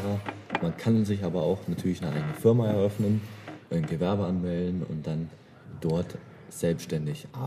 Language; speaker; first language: German; native; German